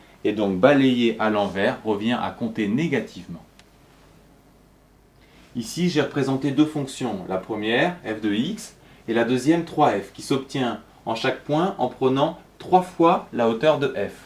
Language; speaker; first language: French; native; French